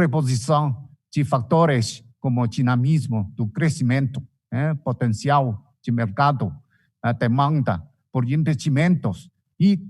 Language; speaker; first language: Portuguese; non-native, fluent; Chinese